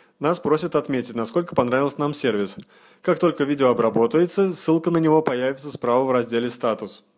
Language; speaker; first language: Russian; native; Russian